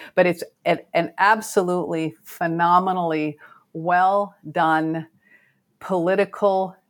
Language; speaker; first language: English; native; English